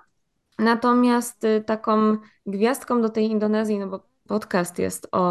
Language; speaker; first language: Polish; native; Polish